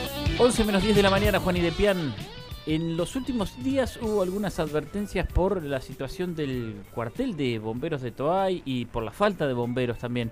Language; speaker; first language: Spanish; native; Spanish